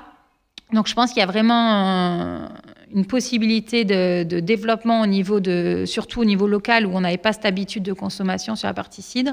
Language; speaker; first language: French; native; French